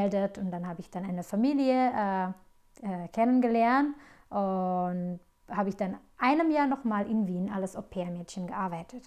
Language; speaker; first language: German; non-native, fluent; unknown